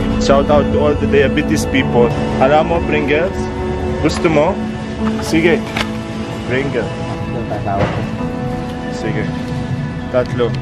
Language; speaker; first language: Filipino; non-native, learner; Arabic